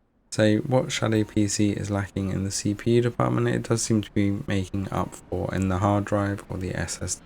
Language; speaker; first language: English; native; English